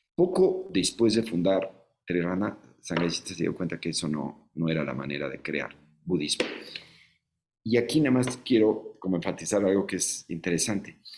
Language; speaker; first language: Spanish; native; Spanish